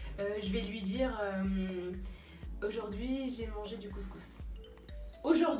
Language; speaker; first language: French; native; French